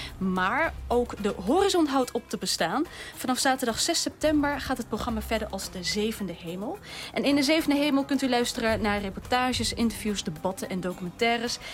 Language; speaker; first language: Dutch; early bilingual, other home language; Turkish